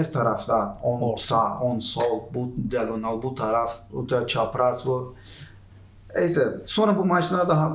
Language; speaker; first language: Turkish; non-native, learner; Portuguese